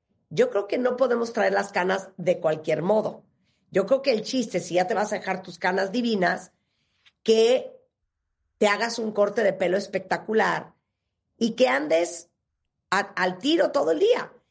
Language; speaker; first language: Spanish; native; Spanish